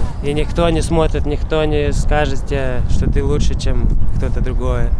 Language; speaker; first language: Russian; non-native, local second language; Latvian